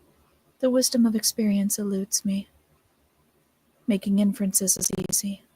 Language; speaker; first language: English; native; English